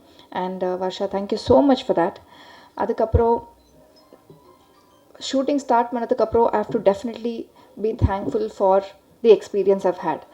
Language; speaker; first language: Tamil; non-native, learner; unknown